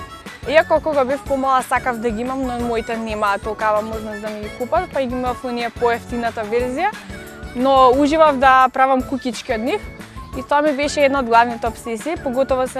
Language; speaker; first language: Macedonian; native; Macedonian